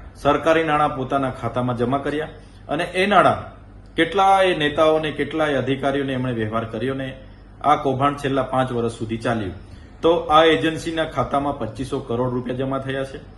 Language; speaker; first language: Gujarati; non-native, local second language; Vasavi